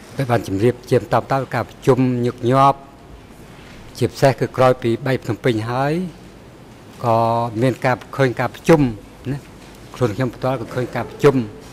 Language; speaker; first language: Khmer; non-native, local second language; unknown